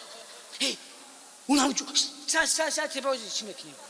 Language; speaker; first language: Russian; non-native, learner; Tajik